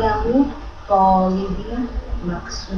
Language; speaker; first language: Arabic; non-native, learner; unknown